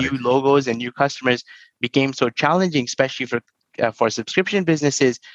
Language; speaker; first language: English; non-native, local second language; Hindi